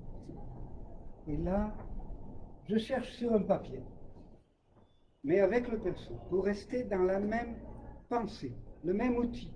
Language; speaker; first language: French; native; French